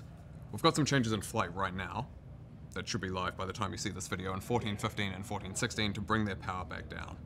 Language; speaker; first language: English; native; English